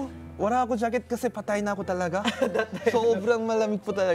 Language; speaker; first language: Filipino; non-native, learner; Japanese